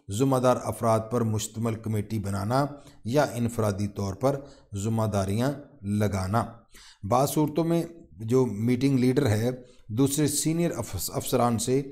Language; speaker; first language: Urdu; non-native, local second language; Punjabi